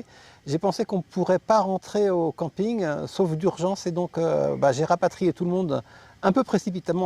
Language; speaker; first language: French; native; French